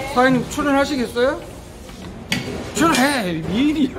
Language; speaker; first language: Korean; native; Korean